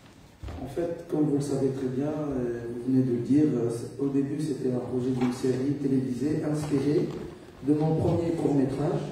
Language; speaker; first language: French; non-native, local second language; Arabic